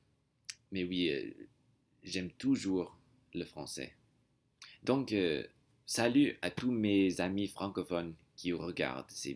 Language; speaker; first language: French; non-native, learner; English